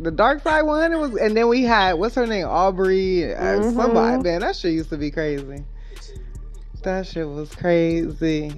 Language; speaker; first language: English; native; English